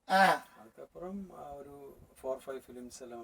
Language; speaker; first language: Tamil; non-native, learner; Malayalam